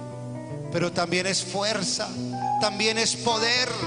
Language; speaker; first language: Spanish; native; Spanish